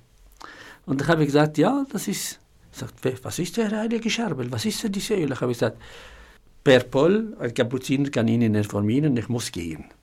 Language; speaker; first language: German; non-native, fluent; Arabic